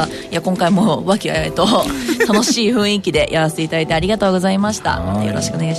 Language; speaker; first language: Japanese; native; Japanese